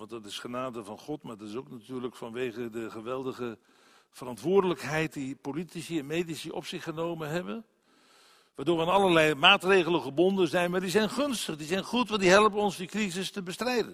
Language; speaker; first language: Dutch; native; Dutch